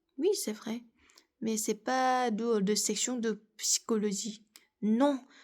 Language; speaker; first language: French; non-native, fluent; Korean